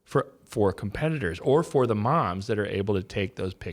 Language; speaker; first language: English; native; English